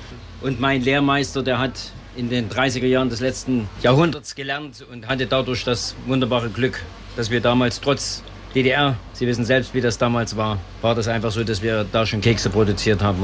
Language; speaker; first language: German; native; German